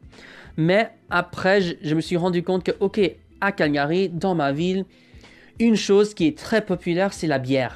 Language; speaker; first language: French; non-native, fluent; English